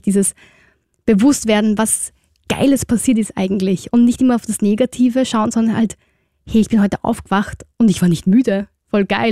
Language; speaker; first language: German; native; German